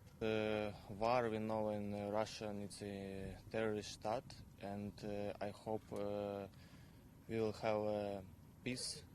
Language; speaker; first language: English; non-native, learner; Ukrainian